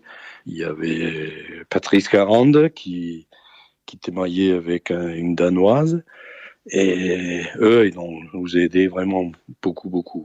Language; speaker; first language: French; non-native, fluent; Danish